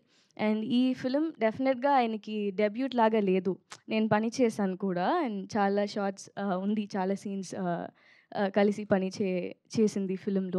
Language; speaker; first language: Telugu; non-native, learner; Tamil